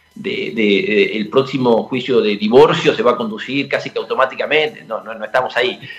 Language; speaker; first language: Spanish; native; Spanish